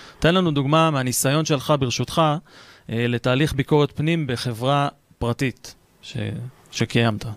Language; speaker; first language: Hebrew; native; Hebrew